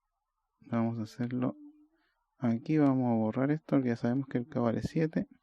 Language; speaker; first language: Spanish; native; Spanish